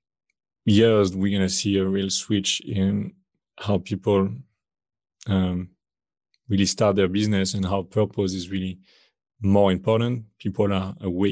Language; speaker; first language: English; non-native, fluent; French